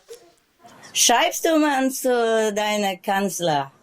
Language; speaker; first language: German; non-native, learner; Vietnamese